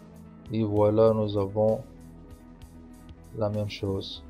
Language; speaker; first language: French; non-native, local second language; Arabic